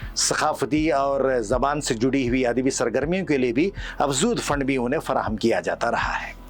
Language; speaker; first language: Urdu; native; Urdu